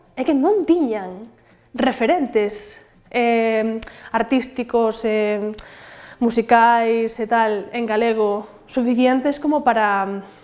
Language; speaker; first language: Galician; non-native, local second language; Spanish